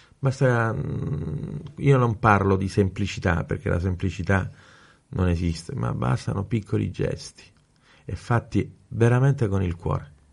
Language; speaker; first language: Italian; native; Italian